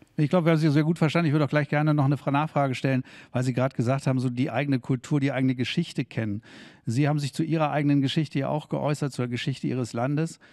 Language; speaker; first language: German; native; German